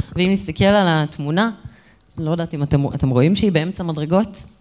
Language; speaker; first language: Hebrew; native; Hebrew